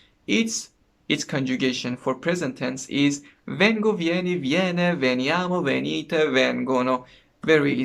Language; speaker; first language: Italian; non-native, learner; Persian